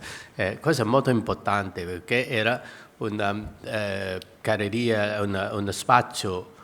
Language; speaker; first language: Italian; non-native, fluent; Chinese